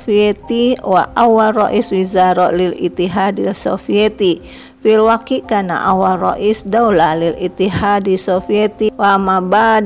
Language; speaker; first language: Arabic; non-native, fluent; Indonesian